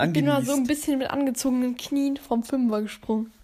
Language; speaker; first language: German; native; German